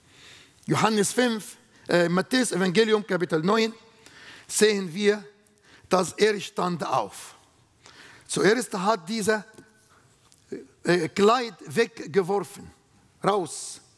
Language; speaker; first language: German; non-native, fluent; Arabic